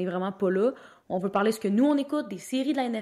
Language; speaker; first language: French; native; French